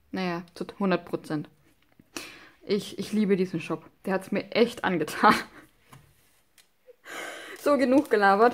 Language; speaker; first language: German; non-native, fluent; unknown